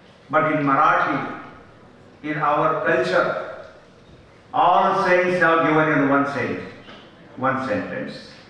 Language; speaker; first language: English; non-native, local second language; Marathi